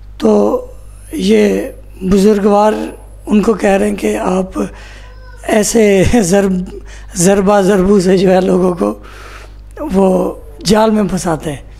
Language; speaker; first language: Urdu; native; Urdu